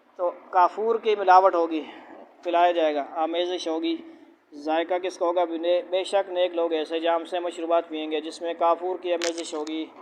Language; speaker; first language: Urdu; non-native, local second language; Punjabi